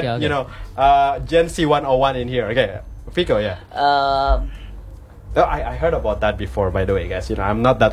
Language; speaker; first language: English; non-native, fluent; Indonesian